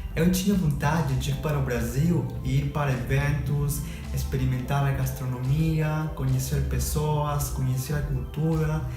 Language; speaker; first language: Portuguese; non-native, fluent; Spanish